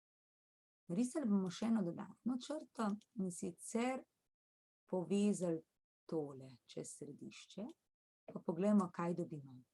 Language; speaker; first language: Slovenian; native; Slovenian